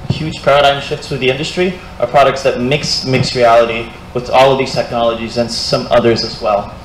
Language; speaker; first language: English; non-native, fluent; Portuguese